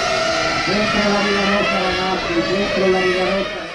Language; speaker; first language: Italian; native; Italian